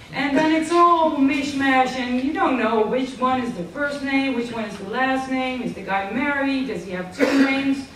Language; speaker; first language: English; non-native, fluent; Dutch